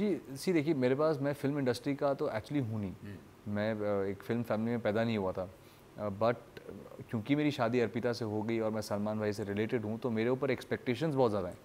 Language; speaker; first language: Hindi; native; Hindi